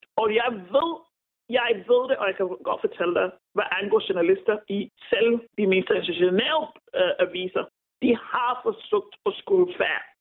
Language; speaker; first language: Danish; non-native, fluent; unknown